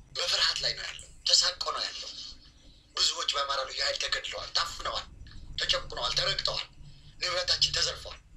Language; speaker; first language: Amharic; non-native, local second language; Tigrinya